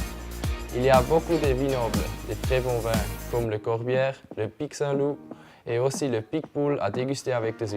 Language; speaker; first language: French; non-native, local second language; German